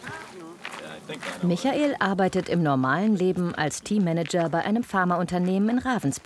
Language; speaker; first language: German; native; German